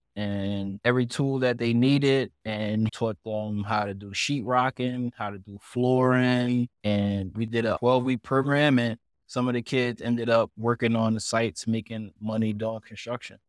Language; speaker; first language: English; native; English